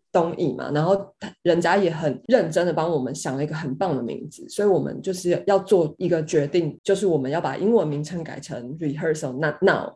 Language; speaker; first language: Chinese; native; Chinese